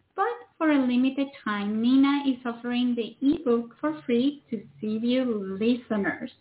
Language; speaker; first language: English; non-native, fluent; Spanish